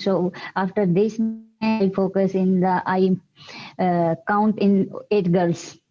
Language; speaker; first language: English; non-native, learner; Hindi